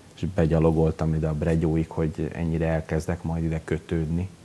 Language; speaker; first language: Hungarian; native; Hungarian